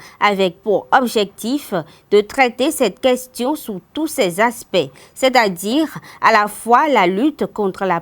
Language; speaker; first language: French; native; French